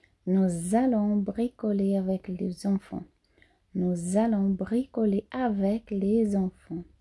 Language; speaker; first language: French; non-native, fluent; Portuguese